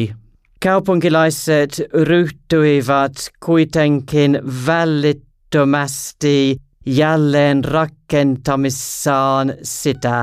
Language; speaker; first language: Finnish; non-native, learner; English